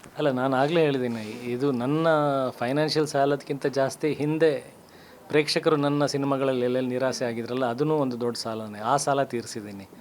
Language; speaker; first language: Kannada; native; Kannada